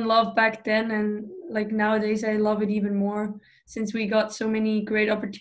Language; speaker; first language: English; non-native, fluent; Swiss German